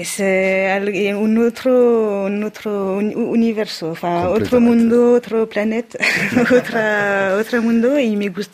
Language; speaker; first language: Spanish; non-native, learner; French